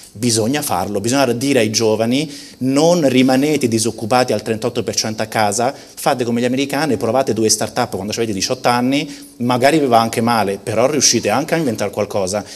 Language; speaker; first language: Italian; early bilingual, heritage; Italian